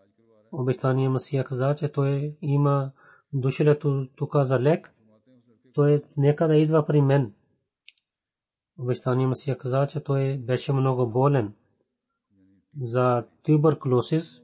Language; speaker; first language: Bulgarian; non-native, fluent; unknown